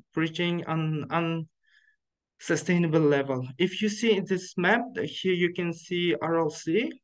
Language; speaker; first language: English; non-native, fluent; Uzbek